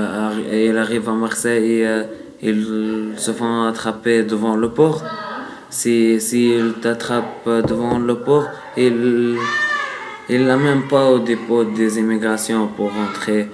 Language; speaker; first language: French; non-native, learner; Arabic